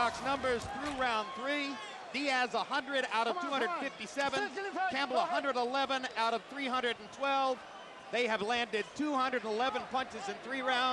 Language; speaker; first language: English; native; English